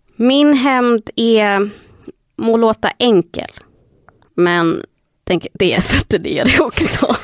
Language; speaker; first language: Swedish; early bilingual, other home language; Spanish